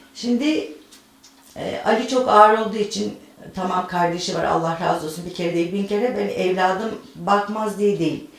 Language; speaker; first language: Turkish; native; Turkish